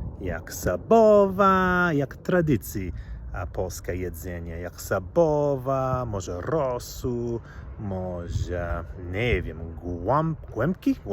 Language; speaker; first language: Polish; non-native, learner; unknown